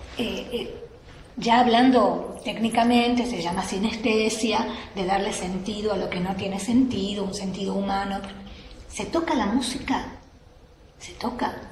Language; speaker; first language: Spanish; native; Spanish